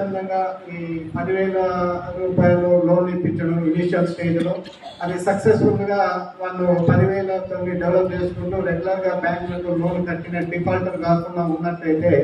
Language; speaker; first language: Telugu; native; Telugu